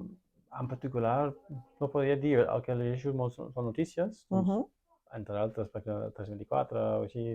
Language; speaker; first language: Catalan; non-native, fluent; German